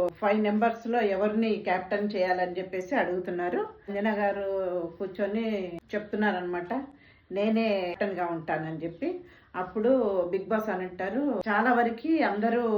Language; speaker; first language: Telugu; non-native, local second language; Tamil